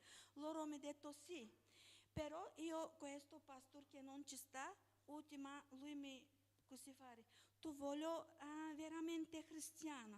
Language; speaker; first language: Italian; non-native, learner; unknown